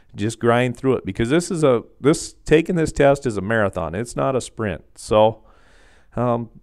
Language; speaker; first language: English; native; English